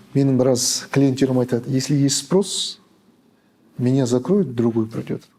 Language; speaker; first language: Russian; non-native, local second language; Kazakh